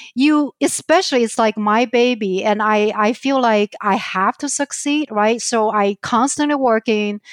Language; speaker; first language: English; non-native, fluent; Chinese